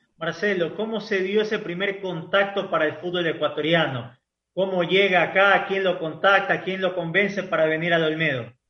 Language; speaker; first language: Spanish; native; Spanish